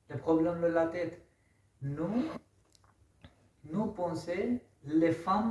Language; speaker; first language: French; non-native, learner; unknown